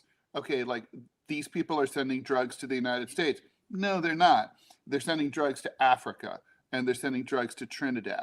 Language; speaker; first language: English; native; English